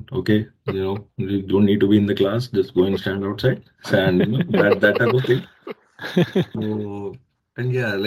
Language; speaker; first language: English; non-native, local second language; Hindi